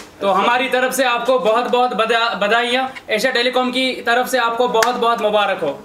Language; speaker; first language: Hindi; native; Hindi